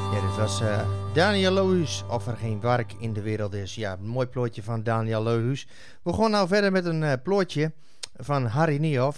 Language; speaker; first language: Dutch; native; Dutch